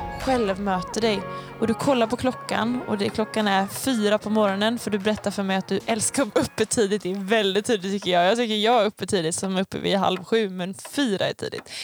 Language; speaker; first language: Swedish; native; Swedish